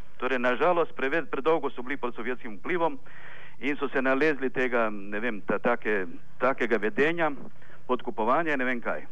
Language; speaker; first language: Slovenian; non-native, fluent; Ukrainian